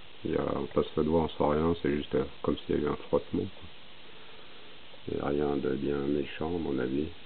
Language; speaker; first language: French; native; French